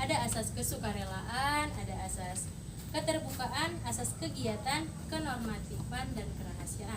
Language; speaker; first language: Indonesian; native; Indonesian